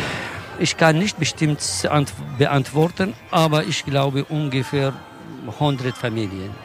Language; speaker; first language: German; non-native, learner; Kurdish